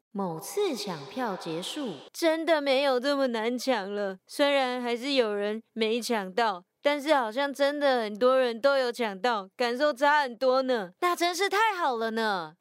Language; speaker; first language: Chinese; native; Chinese